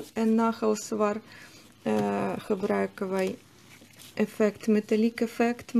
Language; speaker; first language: Dutch; non-native, learner; Russian